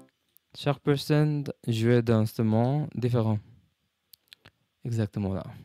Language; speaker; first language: French; non-native, learner; English